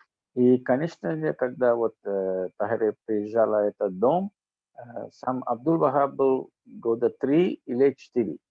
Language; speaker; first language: Russian; non-native, fluent; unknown